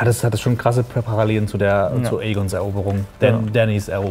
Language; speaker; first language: German; native; German